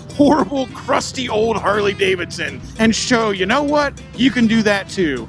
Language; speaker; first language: English; native; English